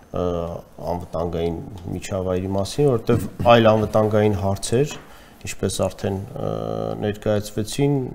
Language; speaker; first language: Armenian; native; Armenian